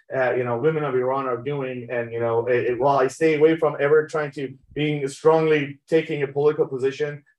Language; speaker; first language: English; early bilingual, other home language; Persian